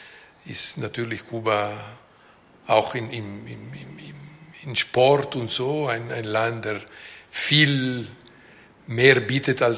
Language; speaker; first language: German; non-native, local second language; Italian